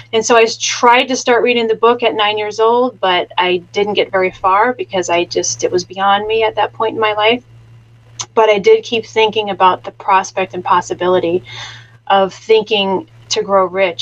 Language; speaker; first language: English; native; English